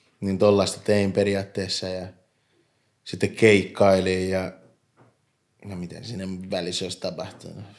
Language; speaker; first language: Finnish; early bilingual, other home language; English